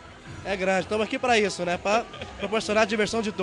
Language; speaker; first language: Portuguese; native; Portuguese